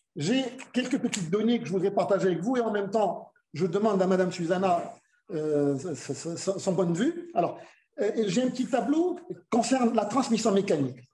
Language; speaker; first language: French; non-native, local second language; Arabic